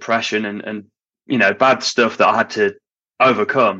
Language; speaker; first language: English; native; English